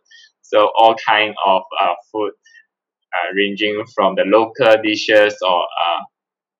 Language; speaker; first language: English; non-native, local second language; Cantonese